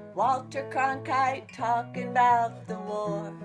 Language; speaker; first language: English; native; English